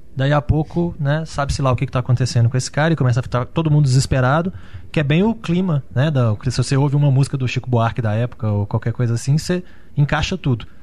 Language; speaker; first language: Portuguese; native; Portuguese